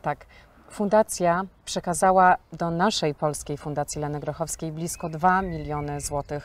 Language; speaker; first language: Polish; native; Polish